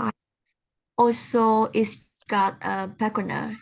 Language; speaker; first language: English; non-native, learner; Vietnamese